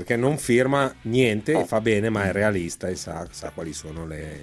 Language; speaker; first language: Italian; native; Italian